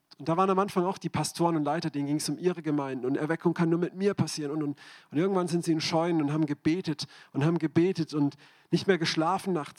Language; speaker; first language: German; native; German